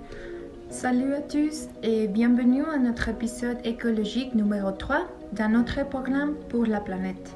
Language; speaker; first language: French; non-native, learner; Spanish